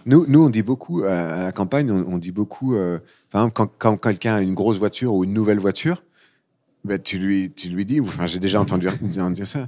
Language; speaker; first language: French; native; French